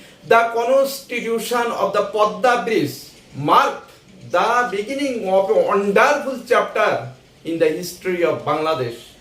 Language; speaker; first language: English; non-native, local second language; Bangla